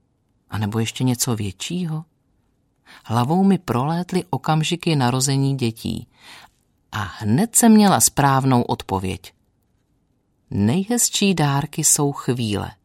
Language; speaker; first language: Czech; native; Czech